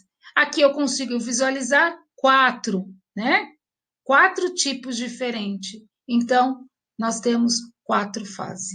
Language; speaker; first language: Portuguese; native; Portuguese